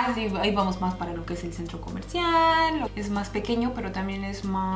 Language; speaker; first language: Spanish; native; Spanish